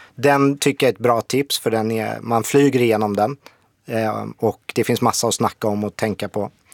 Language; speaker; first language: Swedish; native; Swedish